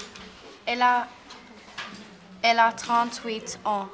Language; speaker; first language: French; non-native, learner; English